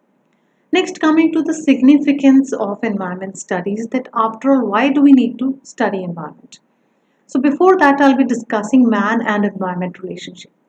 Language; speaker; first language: English; non-native, local second language; Punjabi